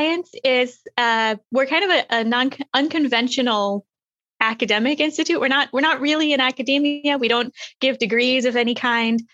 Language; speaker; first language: English; native; English